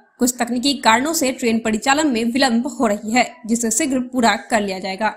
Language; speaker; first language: Hindi; native; Hindi